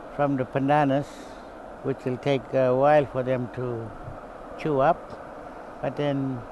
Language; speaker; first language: English; native; English